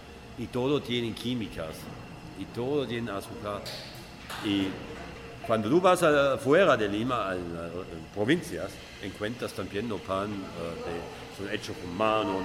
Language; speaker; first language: Spanish; non-native, fluent; German